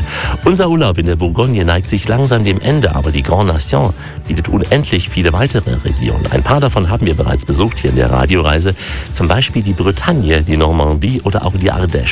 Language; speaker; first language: German; native; German